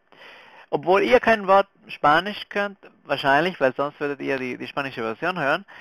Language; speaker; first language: German; non-native, fluent; Spanish